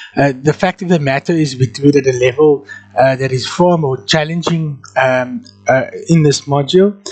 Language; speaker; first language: English; non-native, local second language; Afrikaans